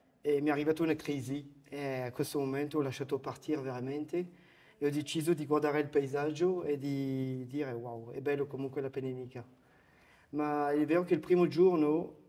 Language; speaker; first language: Italian; non-native, fluent; French